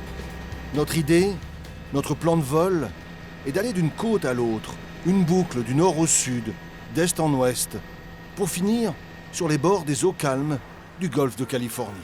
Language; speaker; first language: French; native; French